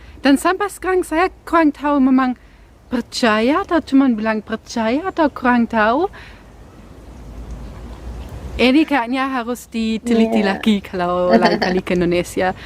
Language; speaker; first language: Indonesian; non-native, fluent; German